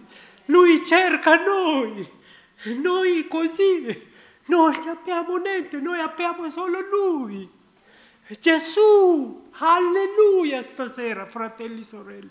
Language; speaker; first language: Italian; non-native, learner; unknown